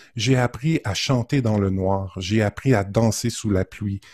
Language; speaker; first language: French; native; French